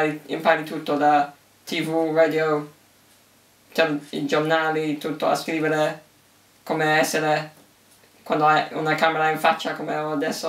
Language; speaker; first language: Italian; early bilingual, heritage; English